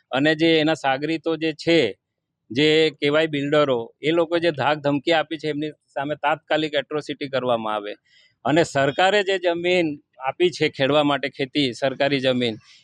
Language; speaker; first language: Gujarati; non-native, local second language; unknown